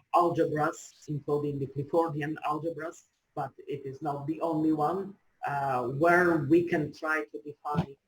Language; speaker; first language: English; non-native, fluent; Ukrainian